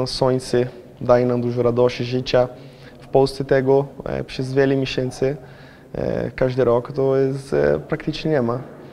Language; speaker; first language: Polish; non-native, fluent; Portuguese